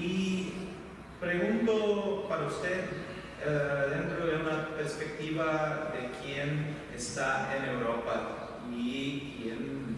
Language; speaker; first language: Spanish; non-native, fluent; Portuguese